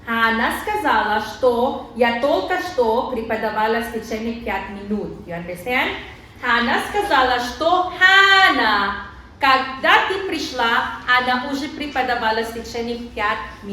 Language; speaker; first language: Russian; non-native, learner; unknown